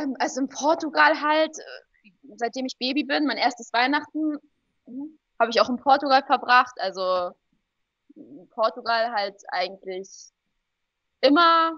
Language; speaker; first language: German; early bilingual, other home language; Portuguese